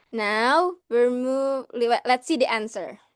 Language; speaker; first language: English; non-native, learner; Indonesian